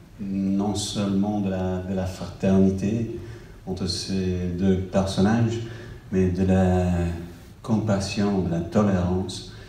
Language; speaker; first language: French; non-native, fluent; English